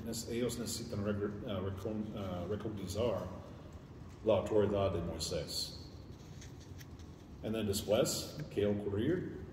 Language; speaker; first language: Spanish; non-native, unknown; English